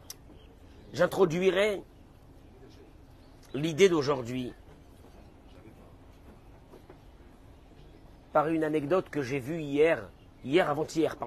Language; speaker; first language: French; native; French